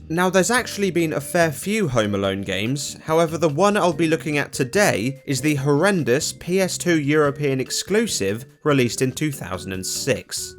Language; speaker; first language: English; native; English